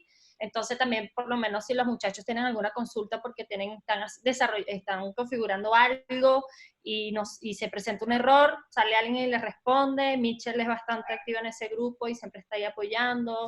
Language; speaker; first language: Spanish; native; Spanish